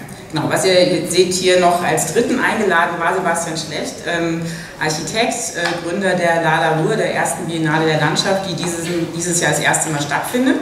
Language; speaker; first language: German; native; German